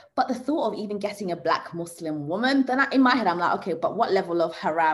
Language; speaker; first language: English; early bilingual, other home language; Swahili